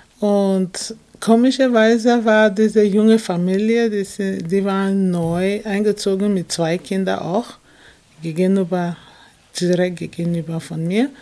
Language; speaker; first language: German; non-native, fluent; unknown